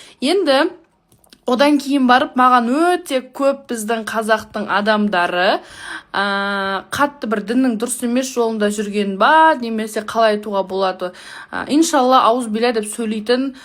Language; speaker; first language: Kazakh; non-native, local second language; Russian